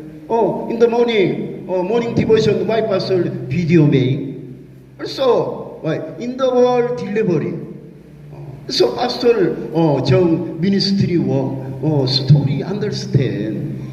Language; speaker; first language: English; non-native, learner; Korean